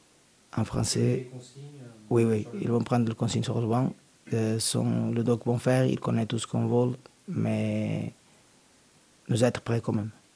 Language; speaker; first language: French; non-native, learner; Portuguese